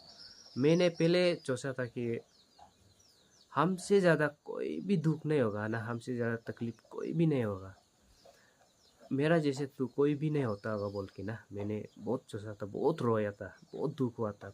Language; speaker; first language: Hindi; non-native, local second language; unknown